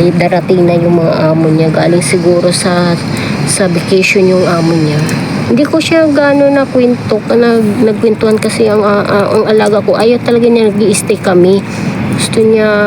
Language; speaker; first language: Filipino; non-native, local second language; Cebuano